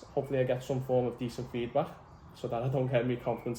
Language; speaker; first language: English; native; English